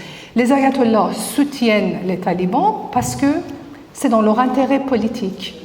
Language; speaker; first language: French; non-native, fluent; Persian